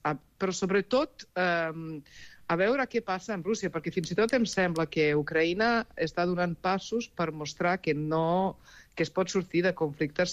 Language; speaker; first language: Catalan; non-native, fluent; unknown